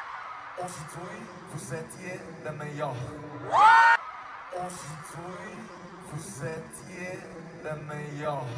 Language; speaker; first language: French; non-native, learner; Korean